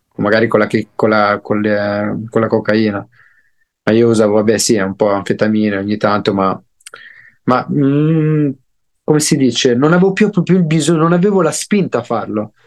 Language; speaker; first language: Italian; native; Italian